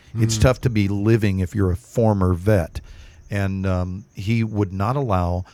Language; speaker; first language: English; native; English